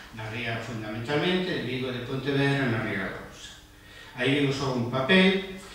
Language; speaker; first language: Spanish; non-native, local second language; Galician